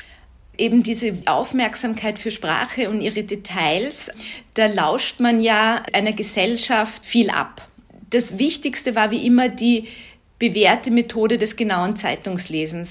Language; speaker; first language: German; native; German